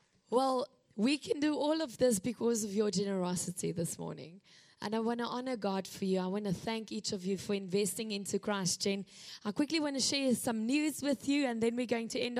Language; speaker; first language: English; non-native, local second language; Afrikaans